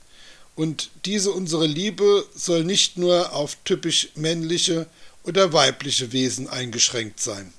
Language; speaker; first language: German; native; German